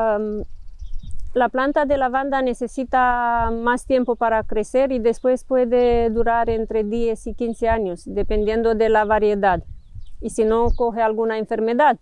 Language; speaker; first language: Spanish; non-native, fluent; Romanian